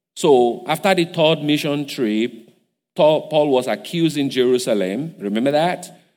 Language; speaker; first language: English; non-native, local second language; Yoruba